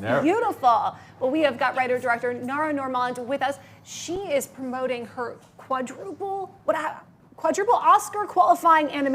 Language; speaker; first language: English; native; English